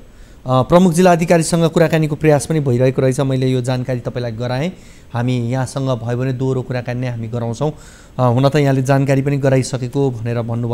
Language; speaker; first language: Nepali; native; Nepali